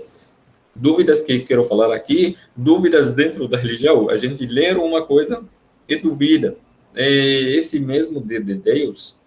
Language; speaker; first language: Portuguese; non-native, learner; Arabic